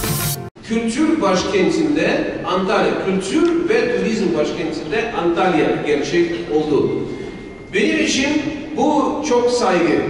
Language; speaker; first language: Turkish; non-native, learner; Russian